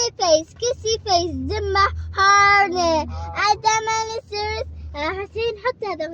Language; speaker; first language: Arabic; non-native, learner; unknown